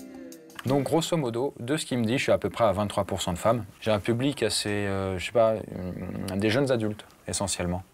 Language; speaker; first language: French; native; French